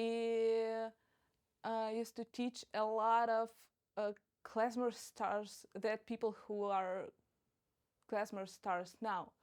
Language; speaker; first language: English; non-native, fluent; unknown